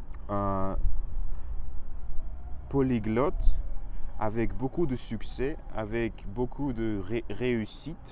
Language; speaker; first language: French; non-native, learner; Russian